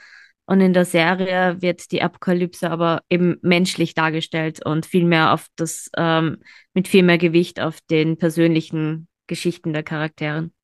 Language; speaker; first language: German; native; German